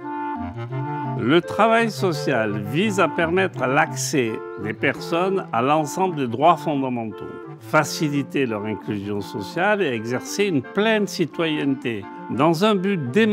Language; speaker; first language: French; native; French